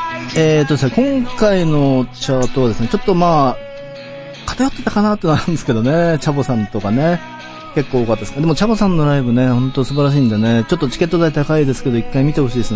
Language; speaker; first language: Japanese; native; Japanese